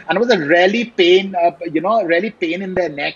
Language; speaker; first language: English; non-native, local second language; Hindi